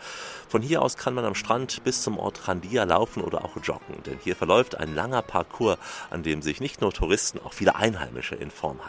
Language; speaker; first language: German; native; German